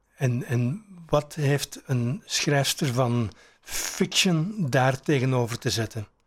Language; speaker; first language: Dutch; native; Dutch